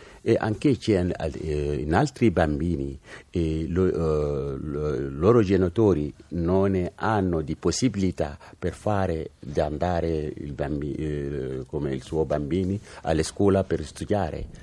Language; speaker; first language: Italian; non-native, learner; Fula